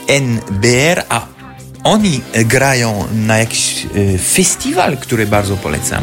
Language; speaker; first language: Polish; non-native, fluent; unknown